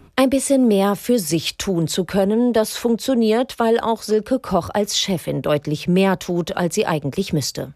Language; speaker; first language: German; native; German